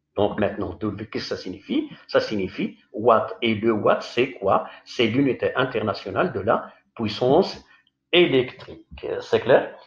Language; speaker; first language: French; non-native, local second language; Arabic